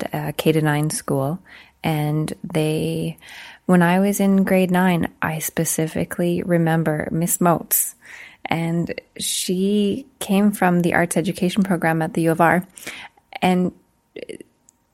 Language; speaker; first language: English; native; English